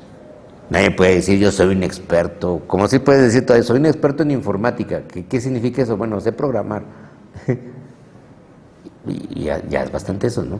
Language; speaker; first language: Spanish; native; Spanish